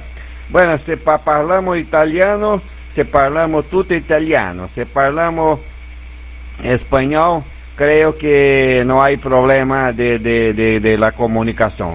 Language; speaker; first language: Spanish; non-native, learner; Portuguese